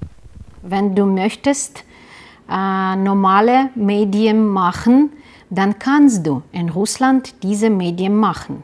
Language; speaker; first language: German; non-native, learner; Russian